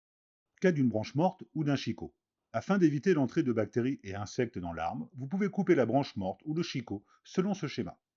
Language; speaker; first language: French; native; French